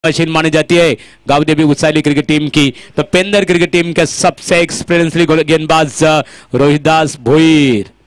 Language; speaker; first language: Hindi; non-native, local second language; Marathi